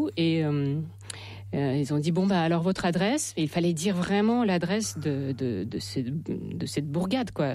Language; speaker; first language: French; non-native, fluent; Russian